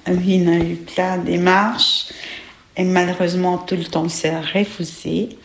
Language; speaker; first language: French; non-native, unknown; Albanian